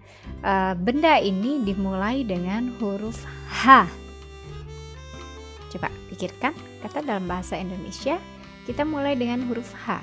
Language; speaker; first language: Indonesian; native; Indonesian